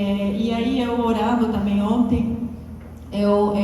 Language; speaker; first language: Portuguese; non-native, fluent; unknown